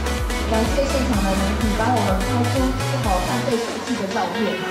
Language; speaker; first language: Chinese; native; Chinese